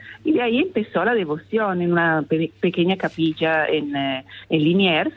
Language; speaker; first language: Spanish; non-native, fluent; Italian